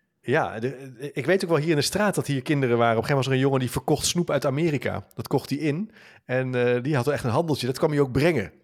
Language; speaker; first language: Dutch; native; Dutch